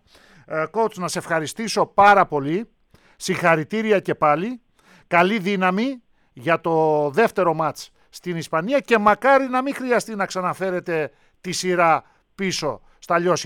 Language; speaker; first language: Greek; native; Greek